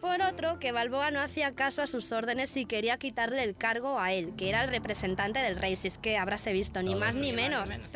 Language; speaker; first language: Spanish; native; Spanish